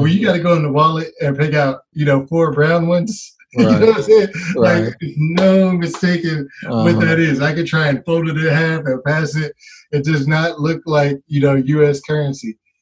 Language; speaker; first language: English; native; English